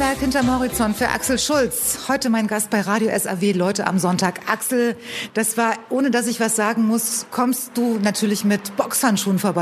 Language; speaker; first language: German; native; German